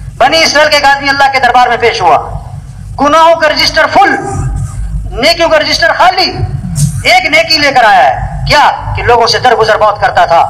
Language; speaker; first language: Urdu; non-native, local second language; Pashto